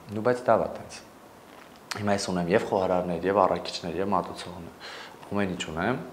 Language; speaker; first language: Armenian; native; Armenian